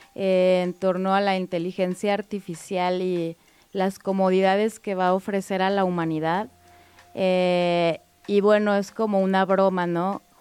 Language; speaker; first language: Spanish; native; Spanish